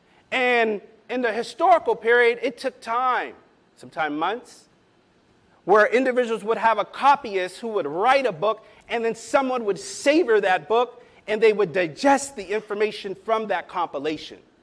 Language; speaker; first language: English; native; English